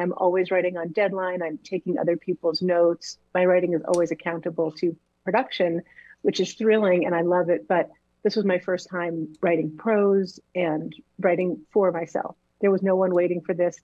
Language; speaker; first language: English; native; English